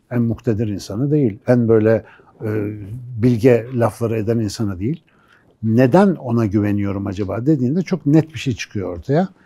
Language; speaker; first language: Turkish; native; Turkish